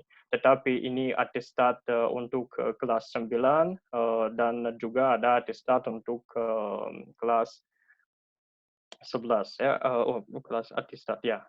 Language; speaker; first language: Indonesian; non-native, learner; Russian